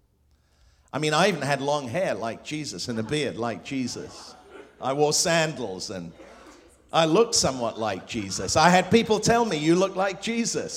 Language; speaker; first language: English; non-native, local second language; Spanish